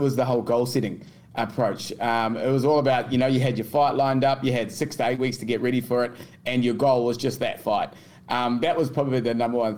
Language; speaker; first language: English; native; English